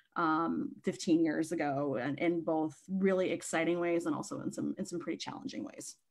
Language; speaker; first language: English; native; English